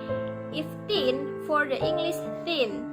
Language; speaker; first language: English; non-native, learner; Indonesian